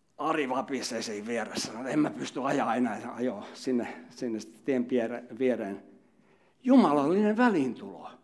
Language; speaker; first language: Finnish; native; Finnish